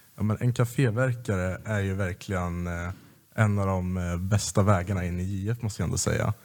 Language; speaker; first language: Swedish; native; Swedish